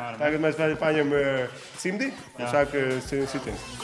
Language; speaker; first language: Latvian; non-native, learner; Russian